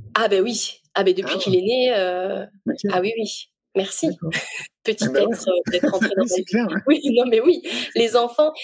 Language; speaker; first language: French; native; French